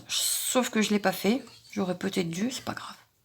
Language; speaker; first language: French; native; French